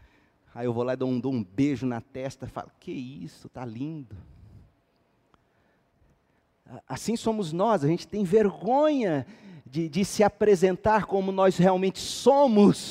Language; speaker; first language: Portuguese; native; Portuguese